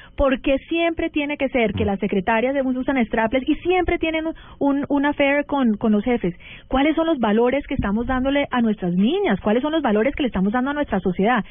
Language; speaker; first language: Spanish; early bilingual, heritage; Spanish